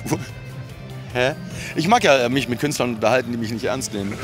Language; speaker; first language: German; native; German